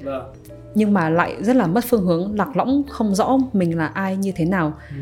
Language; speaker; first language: Vietnamese; native; Vietnamese